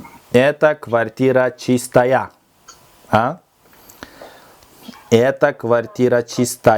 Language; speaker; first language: Russian; non-native, fluent; Kyrgyz